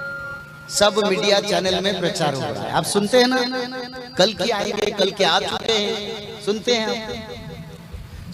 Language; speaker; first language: Hindi; non-native, local second language; Odia